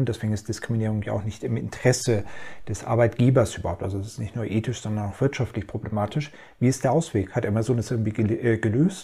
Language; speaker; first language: German; native; German